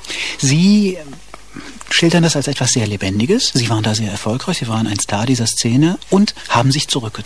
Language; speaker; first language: German; native; German